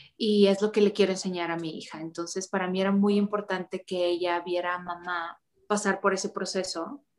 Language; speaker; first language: Spanish; native; Spanish